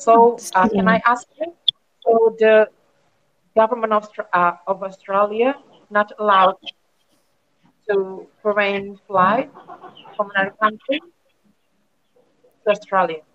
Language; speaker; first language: English; non-native, learner; Indonesian